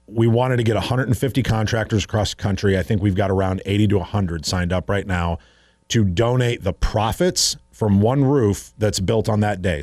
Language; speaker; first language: English; native; English